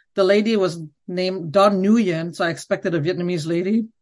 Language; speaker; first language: English; non-native, fluent; Khmer